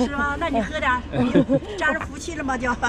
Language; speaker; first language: Chinese; native; Chinese